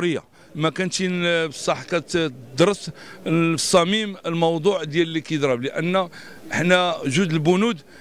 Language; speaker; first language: Arabic; native; Arabic